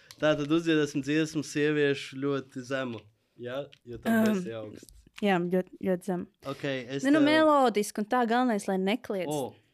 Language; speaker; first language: Latvian; native; Latvian